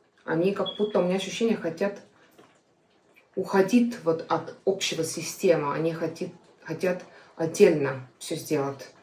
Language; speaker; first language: Russian; non-native, fluent; Estonian